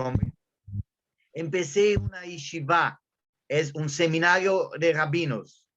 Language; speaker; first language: Spanish; non-native, fluent; Portuguese